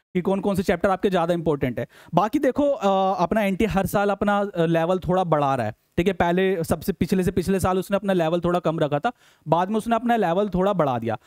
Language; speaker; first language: Hindi; native; Hindi